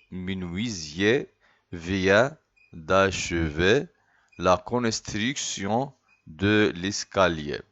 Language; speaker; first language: French; non-native, fluent; Arabic